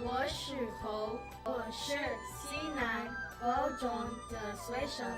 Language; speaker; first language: Chinese; non-native, learner; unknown